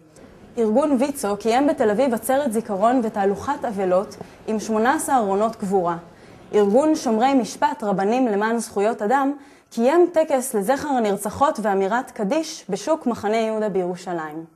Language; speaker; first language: Hebrew; native; Hebrew